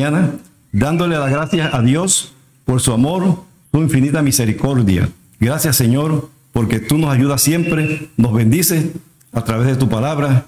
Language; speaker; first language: Spanish; native; Spanish